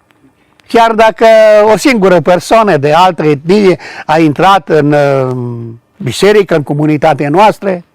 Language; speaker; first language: Romanian; non-native, local second language; Ukrainian